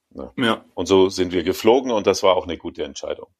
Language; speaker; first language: German; native; German